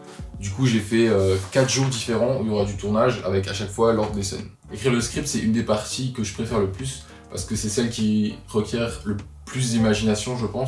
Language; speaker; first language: French; native; French